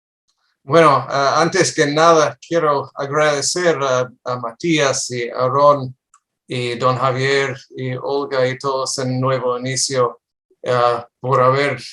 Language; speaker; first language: Spanish; non-native, fluent; English